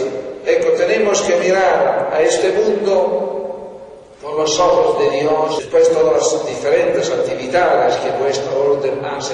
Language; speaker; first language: Spanish; non-native, fluent; Italian